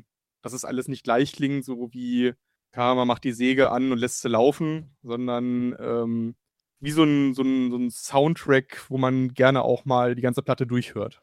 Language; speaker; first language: German; native; German